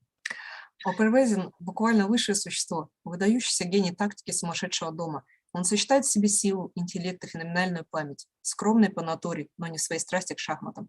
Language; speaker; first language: Russian; native; Russian